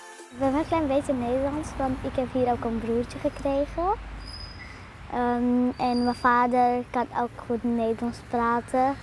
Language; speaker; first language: Dutch; early bilingual, other home language; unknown